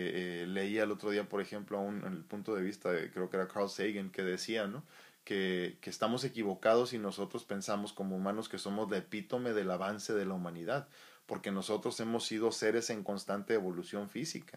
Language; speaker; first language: Spanish; native; Spanish